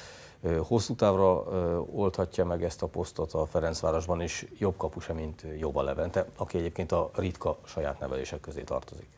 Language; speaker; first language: Hungarian; native; Hungarian